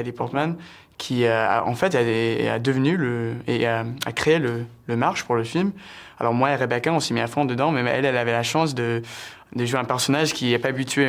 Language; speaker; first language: French; early bilingual, heritage; English